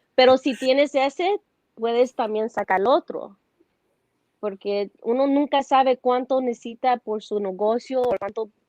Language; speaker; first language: Spanish; early bilingual, heritage; Spanish